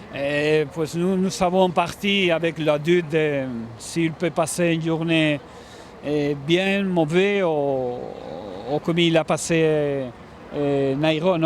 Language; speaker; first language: French; non-native, learner; Spanish